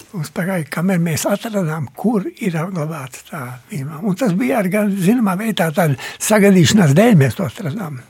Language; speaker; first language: Latvian; early bilingual, heritage; Latvian